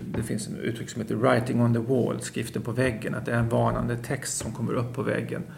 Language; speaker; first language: Swedish; native; Swedish